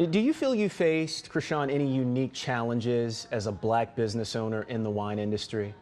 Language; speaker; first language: English; native; English